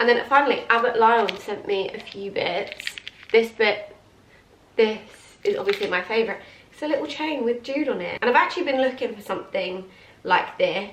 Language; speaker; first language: English; native; English